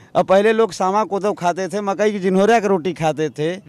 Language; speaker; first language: Hindi; native; Hindi